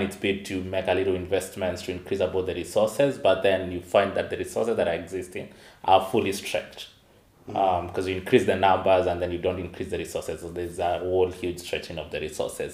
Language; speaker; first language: English; non-native, local second language; Kamba